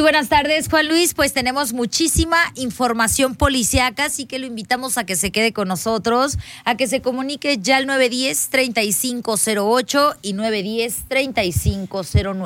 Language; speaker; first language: Spanish; native; Spanish